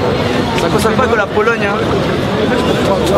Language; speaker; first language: French; native; French